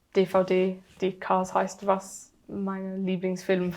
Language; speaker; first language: German; non-native, learner; English